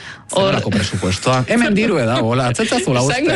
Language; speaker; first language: Basque; native; Basque